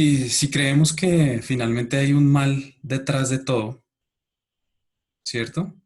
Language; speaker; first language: Spanish; native; Spanish